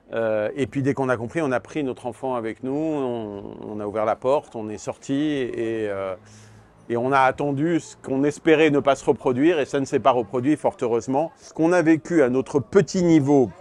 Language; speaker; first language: French; native; French